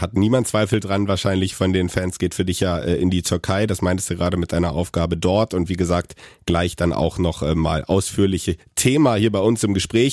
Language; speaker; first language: German; native; German